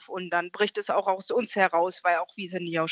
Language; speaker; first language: German; native; German